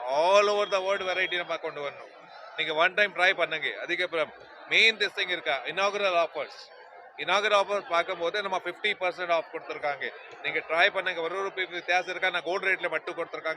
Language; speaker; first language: Tamil; non-native, learner; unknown